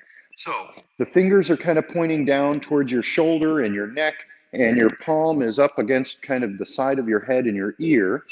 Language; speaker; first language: English; native; English